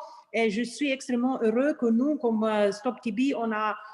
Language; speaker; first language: French; non-native, learner; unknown